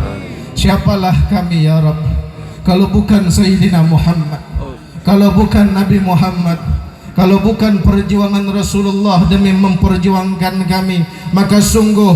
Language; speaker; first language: Indonesian; non-native, local second language; Banjar